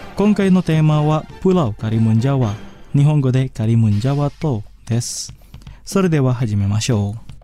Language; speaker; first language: Japanese; non-native, fluent; Indonesian